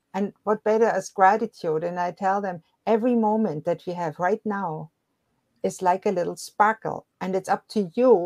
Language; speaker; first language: English; non-native, fluent; German